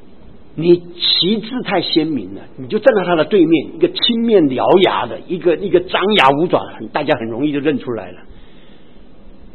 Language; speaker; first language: Chinese; native; Chinese